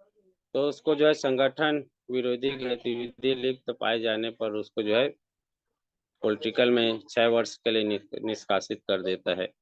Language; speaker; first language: Hindi; native; Hindi